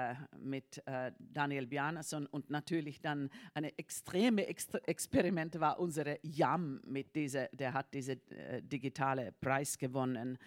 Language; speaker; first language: German; non-native, fluent; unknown